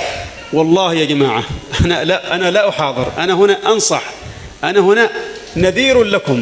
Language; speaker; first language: Arabic; native; Arabic